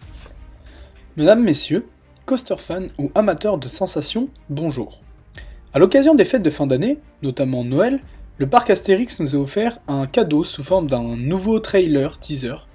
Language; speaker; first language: French; native; French